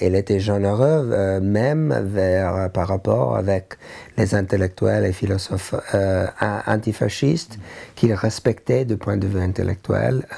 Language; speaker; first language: French; non-native, learner; English